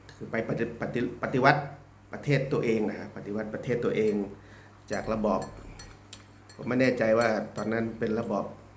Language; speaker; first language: Thai; native; Thai